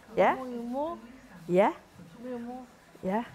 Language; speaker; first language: Danish; native; Danish